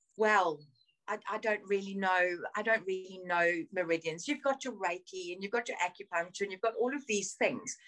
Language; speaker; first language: English; native; English